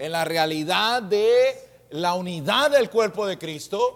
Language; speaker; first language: Spanish; native; Spanish